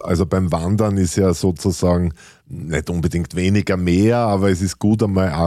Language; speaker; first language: German; native; German